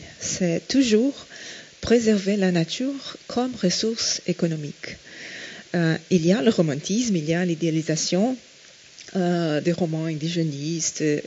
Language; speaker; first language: French; non-native, fluent; Portuguese